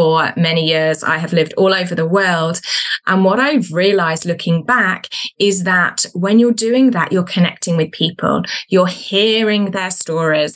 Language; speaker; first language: English; native; English